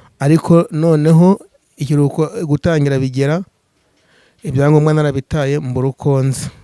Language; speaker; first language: Kinyarwanda; native; Kinyarwanda